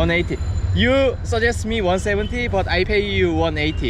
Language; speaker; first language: English; non-native, learner; Korean